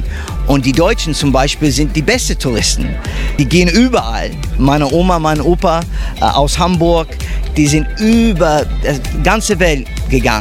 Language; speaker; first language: German; early bilingual, heritage; English